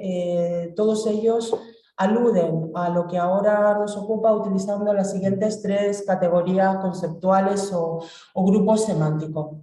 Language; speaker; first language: Spanish; native; Spanish